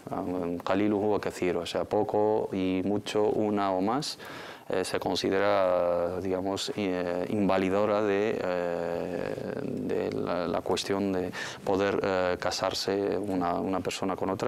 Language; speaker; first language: Spanish; native; Spanish